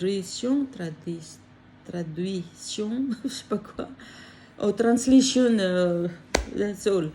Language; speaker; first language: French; non-native, learner; Filipino